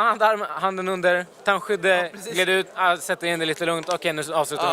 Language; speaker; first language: Swedish; native; Swedish